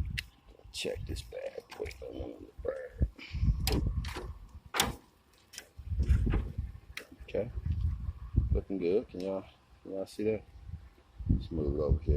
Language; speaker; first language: English; native; English